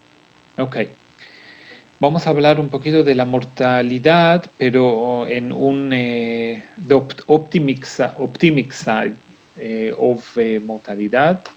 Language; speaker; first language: Spanish; non-native, fluent; Hebrew